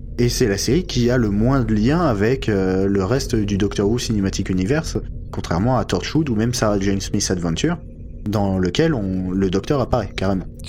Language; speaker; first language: French; native; French